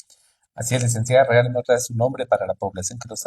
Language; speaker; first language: Spanish; native; Spanish